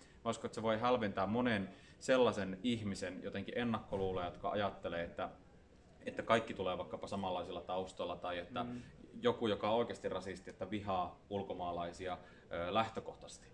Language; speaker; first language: Finnish; native; Finnish